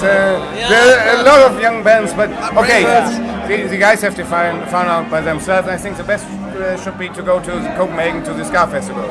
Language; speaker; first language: English; non-native, fluent; German